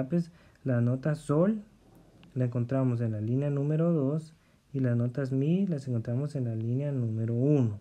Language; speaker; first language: Spanish; native; Spanish